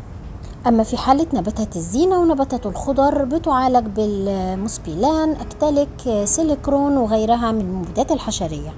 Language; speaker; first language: Arabic; native; Arabic